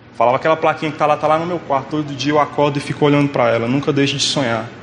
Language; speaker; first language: Portuguese; native; Portuguese